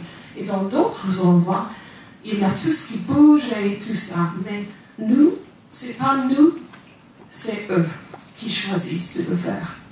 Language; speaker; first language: French; non-native, fluent; English